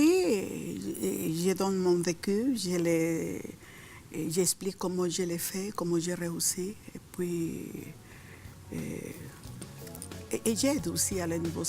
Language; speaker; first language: French; non-native, fluent; Spanish